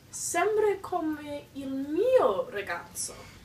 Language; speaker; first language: Italian; non-native, learner; English